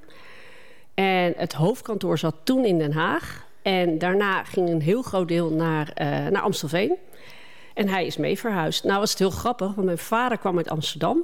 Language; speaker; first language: Dutch; native; Dutch